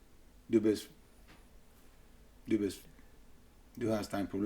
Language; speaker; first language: German; non-native, learner; English